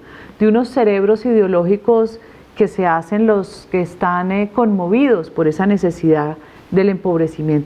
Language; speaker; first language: Spanish; native; Spanish